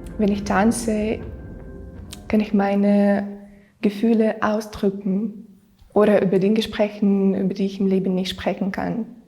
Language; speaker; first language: German; non-native, fluent; Ukrainian